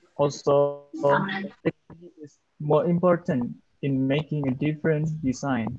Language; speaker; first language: English; non-native, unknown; Indonesian